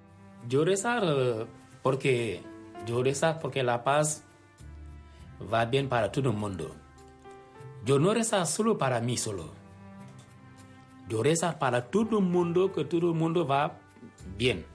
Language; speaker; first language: Spanish; non-native, learner; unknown